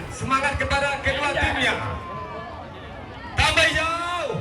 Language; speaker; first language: Indonesian; native; Indonesian